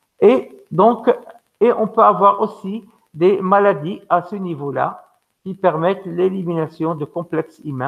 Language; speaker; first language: French; non-native, local second language; Arabic